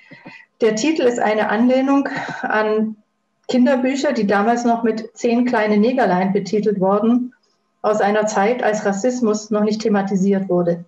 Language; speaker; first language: German; native; German